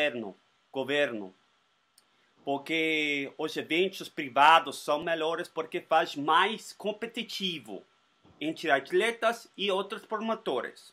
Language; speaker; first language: Portuguese; non-native, learner; Spanish